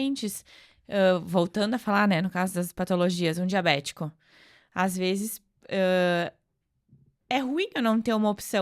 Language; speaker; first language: Portuguese; native; Portuguese